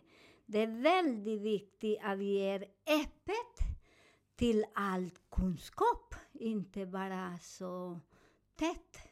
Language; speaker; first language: Swedish; non-native, learner; Spanish